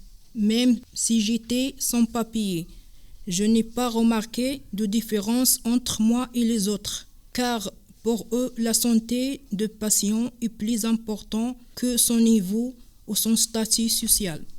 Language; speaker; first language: French; non-native, learner; Arabic